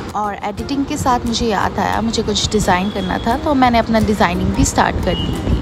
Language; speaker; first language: Hindi; non-native, local second language; Bangla